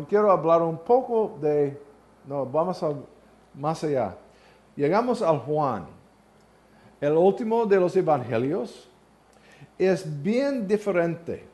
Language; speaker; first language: Spanish; non-native, learner; English